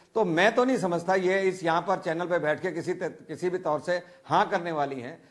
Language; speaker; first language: Hindi; native; Hindi